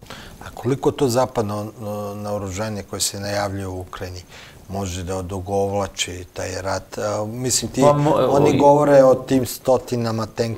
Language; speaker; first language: Croatian; native; Croatian